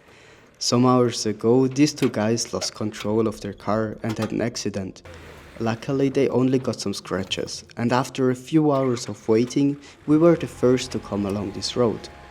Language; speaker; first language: English; non-native, fluent; German